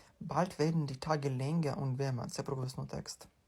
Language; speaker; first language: German; non-native, fluent; Ukrainian